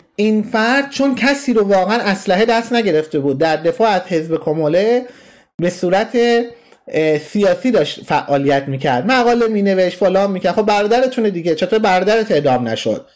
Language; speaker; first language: Persian; native; Persian